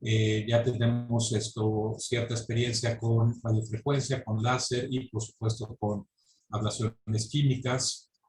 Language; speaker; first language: Spanish; native; Spanish